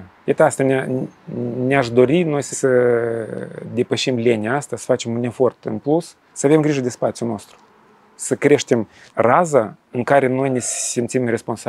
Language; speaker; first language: Romanian; native; Romanian